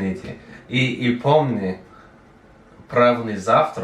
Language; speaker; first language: Russian; non-native, fluent; English